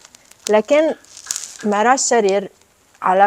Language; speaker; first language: Hindi; non-native, learner; Italian